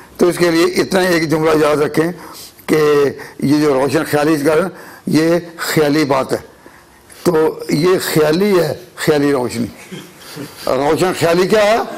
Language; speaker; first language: Urdu; non-native, local second language; Punjabi